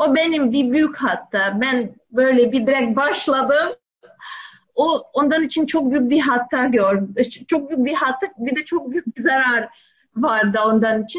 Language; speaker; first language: Turkish; non-native, learner; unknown